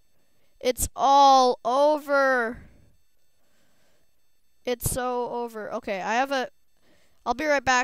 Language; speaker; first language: English; native; English